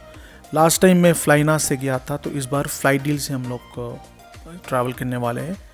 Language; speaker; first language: Hindi; native; Hindi